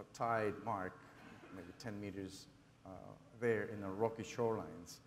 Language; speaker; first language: English; non-native, fluent; Spanish